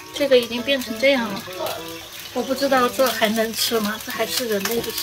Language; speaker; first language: Chinese; native; Chinese